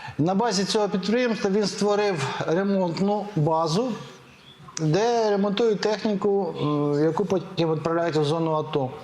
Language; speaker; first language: Ukrainian; native; Ukrainian